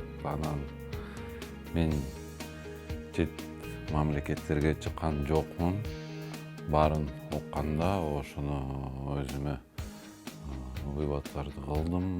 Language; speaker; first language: Kyrgyz; non-native, local second language; Tatar